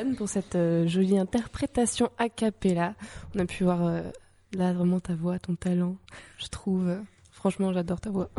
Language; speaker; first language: French; native; French